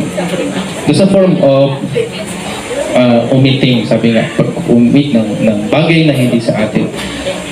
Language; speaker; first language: Filipino; native; Filipino